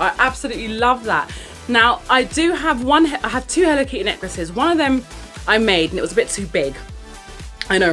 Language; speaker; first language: English; native; English